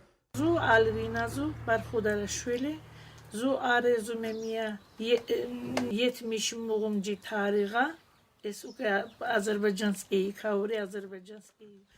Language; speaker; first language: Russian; non-native, learner; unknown